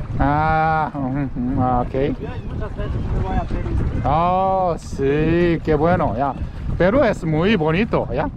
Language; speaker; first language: Spanish; non-native, learner; Korean